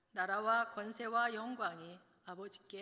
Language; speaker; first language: Korean; native; Korean